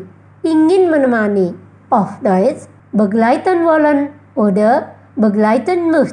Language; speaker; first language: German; non-native, fluent; Indonesian